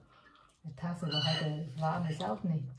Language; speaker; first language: German; non-native, learner; Vietnamese